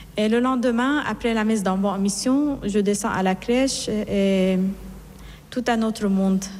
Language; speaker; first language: French; non-native, fluent; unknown